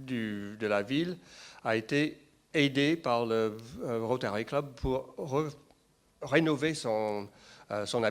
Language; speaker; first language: French; non-native, fluent; English